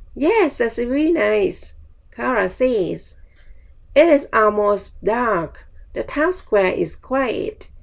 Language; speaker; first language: English; non-native, fluent; Thai